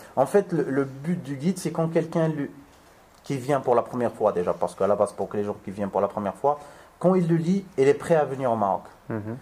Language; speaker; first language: French; non-native, local second language; Arabic